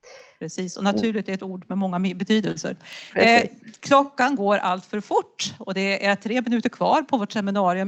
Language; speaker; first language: Swedish; native; Swedish